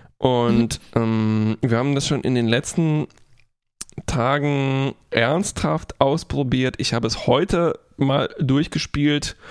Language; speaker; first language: German; non-native, fluent; Polish